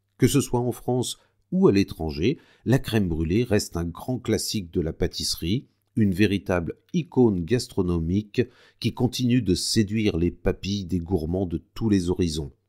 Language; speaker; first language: French; native; French